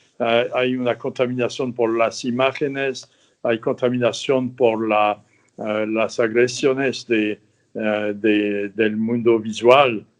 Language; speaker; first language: Spanish; non-native, fluent; French